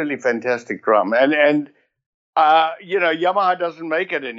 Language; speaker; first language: English; native; English